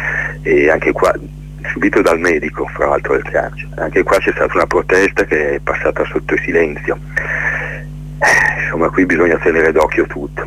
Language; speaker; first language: Italian; native; Italian